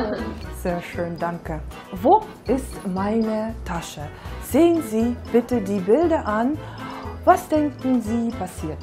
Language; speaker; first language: German; non-native, fluent; Russian